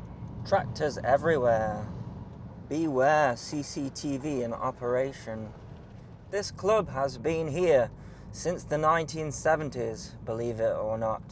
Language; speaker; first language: English; native; English